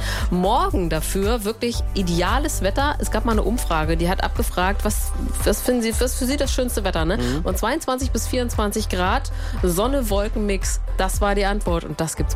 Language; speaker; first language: German; native; German